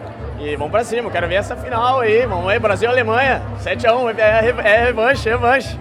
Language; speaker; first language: Portuguese; native; Portuguese